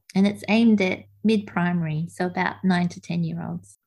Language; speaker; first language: English; native; English